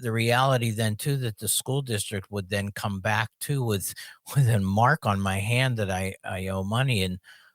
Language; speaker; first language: English; native; English